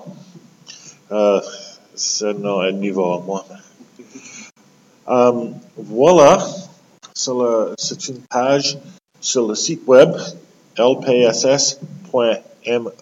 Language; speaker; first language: French; non-native, local second language; English